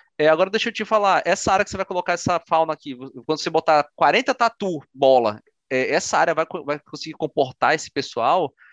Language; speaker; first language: Portuguese; native; Portuguese